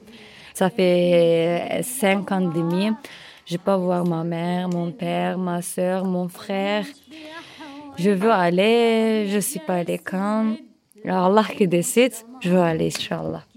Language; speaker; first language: French; non-native, learner; Turkish